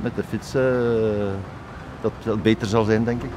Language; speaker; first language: Dutch; non-native, local second language; French